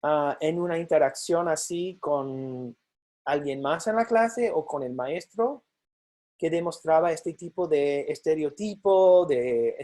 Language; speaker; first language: Spanish; non-native, fluent; English